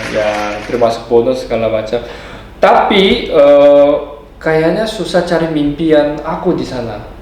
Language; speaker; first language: Indonesian; non-native, fluent; Korean